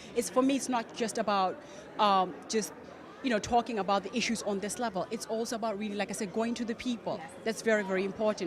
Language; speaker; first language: English; non-native, local second language; Tswana